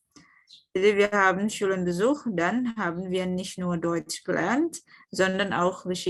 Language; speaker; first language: German; non-native, fluent; Indonesian